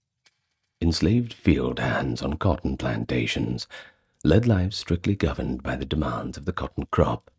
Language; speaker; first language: English; native; English